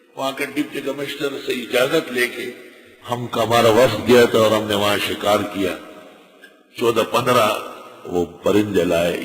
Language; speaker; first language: Urdu; non-native, local second language; Pashto